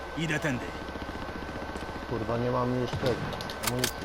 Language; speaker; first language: Polish; native; Polish